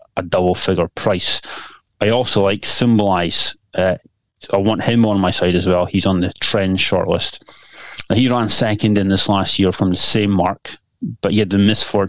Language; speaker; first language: English; native; English